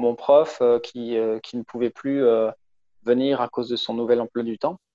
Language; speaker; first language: French; native; French